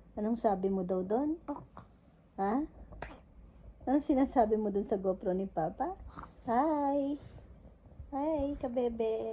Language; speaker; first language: Filipino; native; Filipino